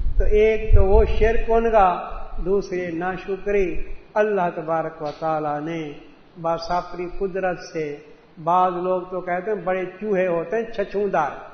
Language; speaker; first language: Urdu; non-native, local second language; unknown